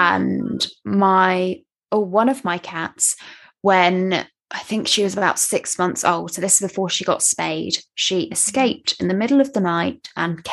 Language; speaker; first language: English; native; English